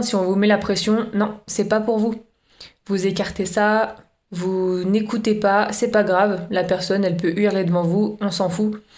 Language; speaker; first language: French; native; French